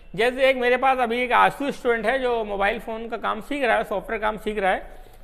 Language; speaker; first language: Hindi; native; Hindi